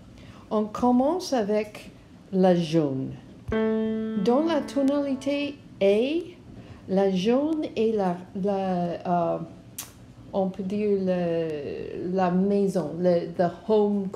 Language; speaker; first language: French; non-native, learner; English